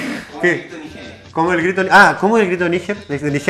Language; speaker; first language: Spanish; native; Spanish